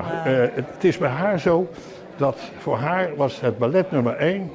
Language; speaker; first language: Dutch; native; Dutch